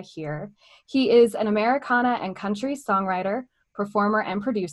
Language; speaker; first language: English; native; English